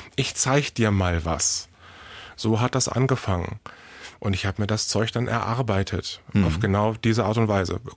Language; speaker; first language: German; native; German